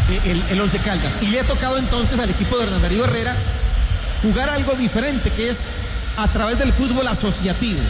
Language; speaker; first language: Spanish; native; Spanish